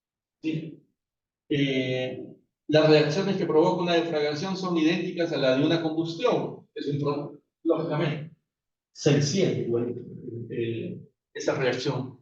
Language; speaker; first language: Spanish; native; Spanish